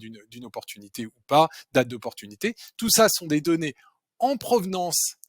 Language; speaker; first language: French; native; French